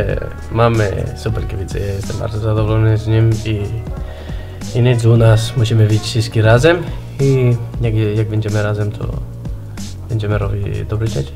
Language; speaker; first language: Polish; non-native, learner; Spanish